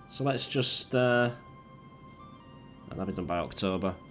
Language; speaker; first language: English; native; English